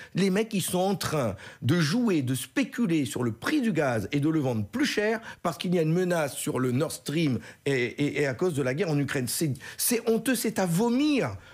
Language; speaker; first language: French; native; French